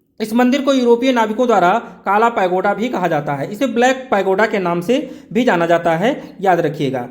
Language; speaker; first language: Hindi; native; Hindi